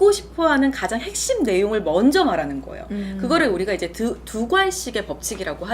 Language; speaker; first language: Korean; native; Korean